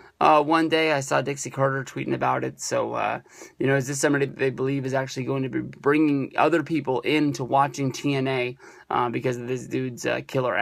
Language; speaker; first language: English; native; English